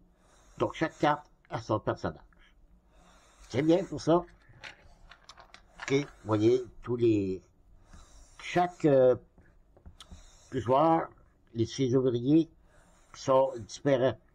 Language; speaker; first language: French; native; French